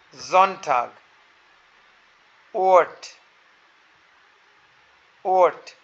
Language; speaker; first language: German; non-native, fluent; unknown